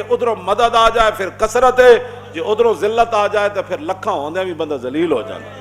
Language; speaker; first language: Urdu; non-native, local second language; Punjabi